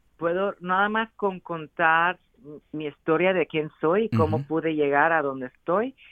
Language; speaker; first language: Spanish; early bilingual, heritage; Spanish